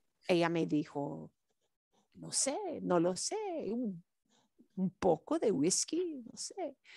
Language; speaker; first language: Spanish; non-native, fluent; English